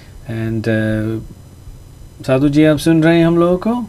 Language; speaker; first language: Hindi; native; Hindi